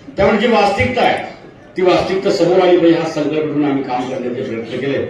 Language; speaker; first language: Marathi; non-native, local second language; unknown